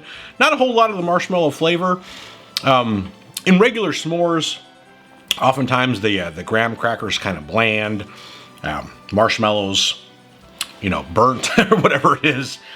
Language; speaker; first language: English; native; English